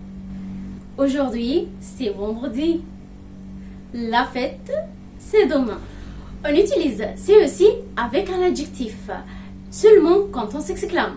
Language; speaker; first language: French; non-native, fluent; Arabic